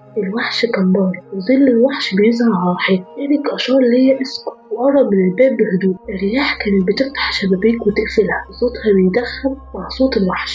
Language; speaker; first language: Arabic; native; Arabic